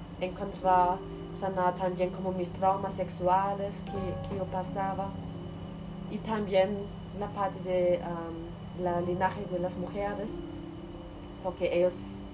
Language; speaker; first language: Spanish; non-native, learner; German